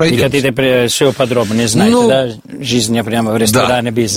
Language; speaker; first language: Russian; non-native, learner; Italian